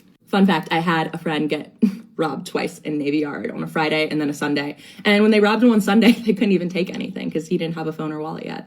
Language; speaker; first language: English; native; English